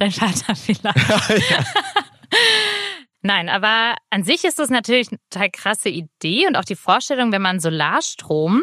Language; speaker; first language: German; native; German